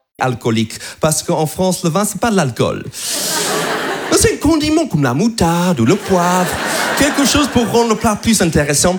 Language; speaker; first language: French; non-native, fluent; English